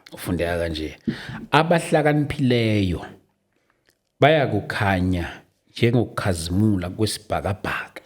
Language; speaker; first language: Zulu; native; Zulu